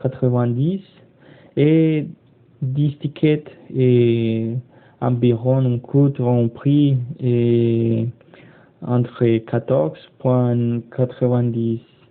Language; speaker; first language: French; non-native, learner; Spanish